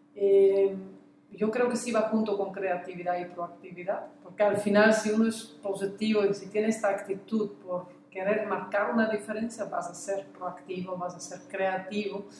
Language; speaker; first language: Spanish; non-native, fluent; Dutch